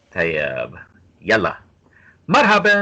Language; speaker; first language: Arabic; non-native, fluent; English